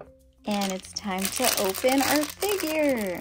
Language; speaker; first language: English; native; English